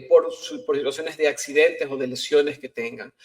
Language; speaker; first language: Spanish; native; Spanish